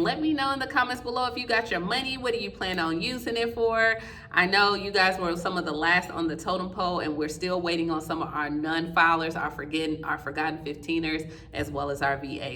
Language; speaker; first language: English; native; English